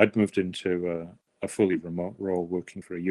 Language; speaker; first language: English; native; English